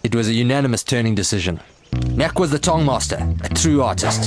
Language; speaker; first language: English; native; English